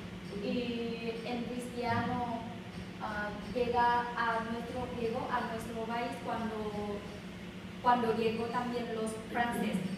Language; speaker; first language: Spanish; non-native, learner; Vietnamese